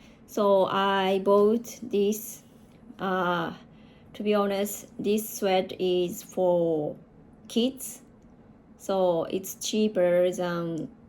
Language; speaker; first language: English; non-native, learner; Japanese